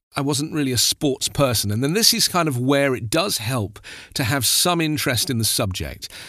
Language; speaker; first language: English; native; English